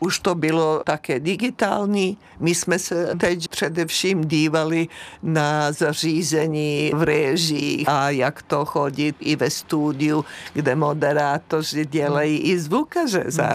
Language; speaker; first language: Czech; native; Czech